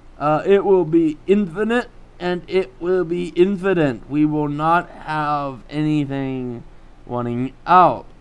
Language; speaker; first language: English; native; English